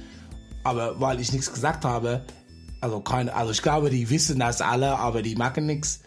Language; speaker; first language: German; non-native, fluent; English